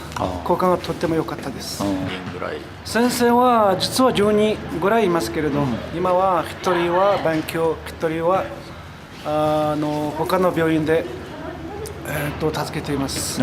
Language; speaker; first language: Japanese; non-native, fluent; Tibetan